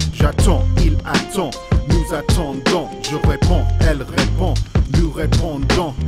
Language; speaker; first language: French; non-native, fluent; English